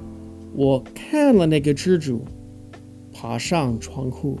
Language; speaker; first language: Chinese; non-native, fluent; English